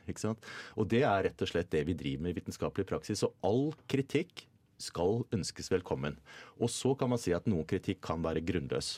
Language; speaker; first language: Norwegian; native; Norwegian